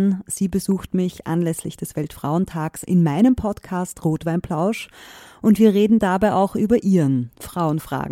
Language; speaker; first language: German; native; German